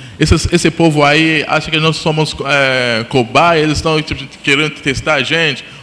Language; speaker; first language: Portuguese; non-native, fluent; Lingala